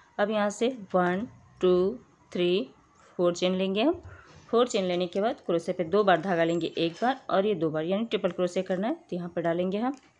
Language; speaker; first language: Hindi; native; Hindi